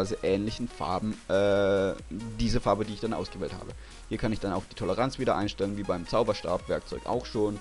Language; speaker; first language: German; native; German